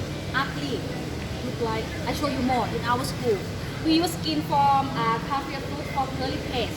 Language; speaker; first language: English; non-native, learner; Thai